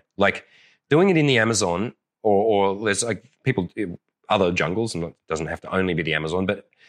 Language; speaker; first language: English; native; English